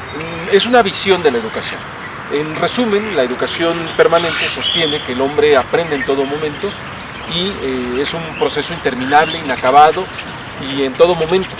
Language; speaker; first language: Spanish; native; Spanish